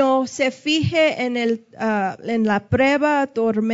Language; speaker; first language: Spanish; non-native, fluent; English